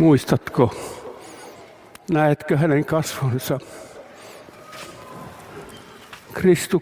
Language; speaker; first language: Finnish; native; Finnish